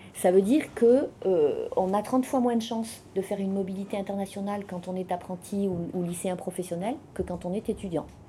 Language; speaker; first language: French; native; French